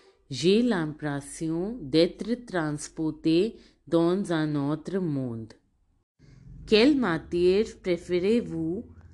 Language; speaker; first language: French; non-native, fluent; Hindi